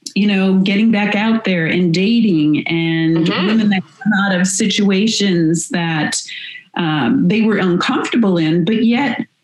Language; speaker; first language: English; native; English